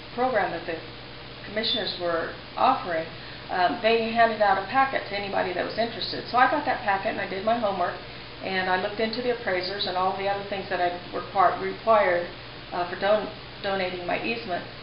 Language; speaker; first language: English; native; English